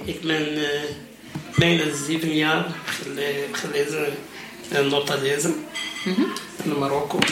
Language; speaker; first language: Dutch; non-native, learner; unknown